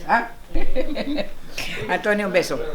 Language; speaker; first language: Spanish; native; Spanish